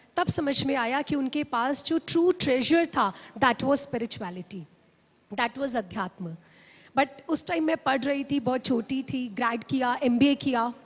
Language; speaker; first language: Hindi; native; Hindi